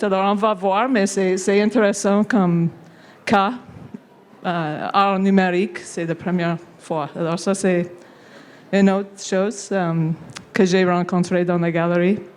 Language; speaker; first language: French; non-native, local second language; English